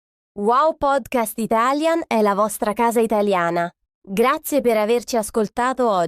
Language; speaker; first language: Italian; non-native, fluent; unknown